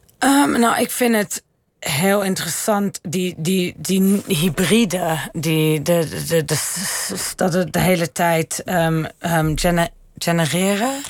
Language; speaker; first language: Dutch; early bilingual, heritage; Dutch